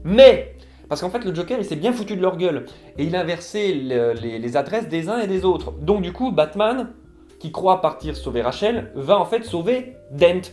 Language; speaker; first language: French; native; French